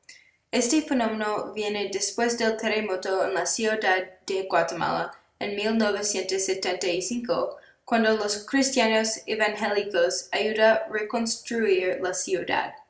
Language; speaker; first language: Spanish; non-native, learner; English